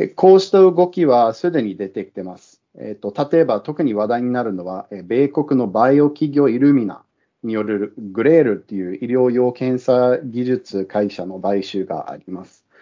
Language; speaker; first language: Japanese; non-native, fluent; English